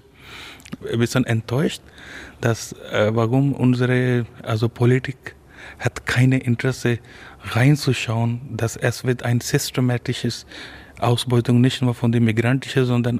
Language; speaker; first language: German; non-native, learner; Urdu